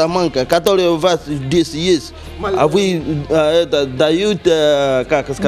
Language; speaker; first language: Russian; non-native, learner; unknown